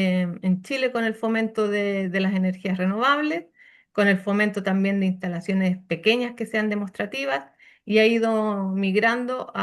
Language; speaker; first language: Spanish; native; Spanish